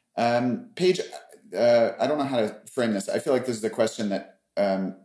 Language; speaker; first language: English; native; English